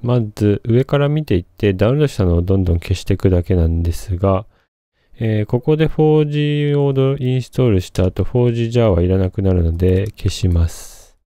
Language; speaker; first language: Japanese; native; Japanese